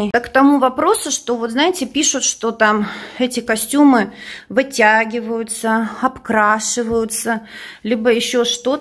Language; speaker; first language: Russian; native; Russian